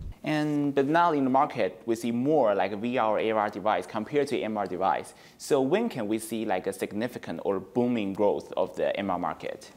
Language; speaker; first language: English; non-native, fluent; Chinese